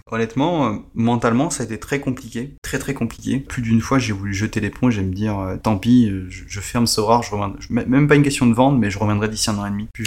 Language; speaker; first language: French; early bilingual, other home language; Portuguese